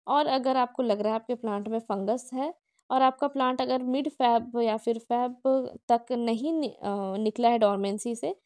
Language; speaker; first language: Hindi; non-native, local second language; Odia